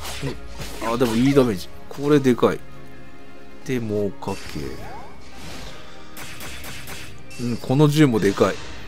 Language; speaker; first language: Japanese; native; Japanese